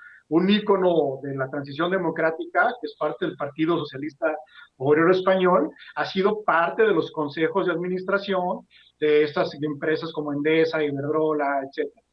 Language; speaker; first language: Spanish; native; Spanish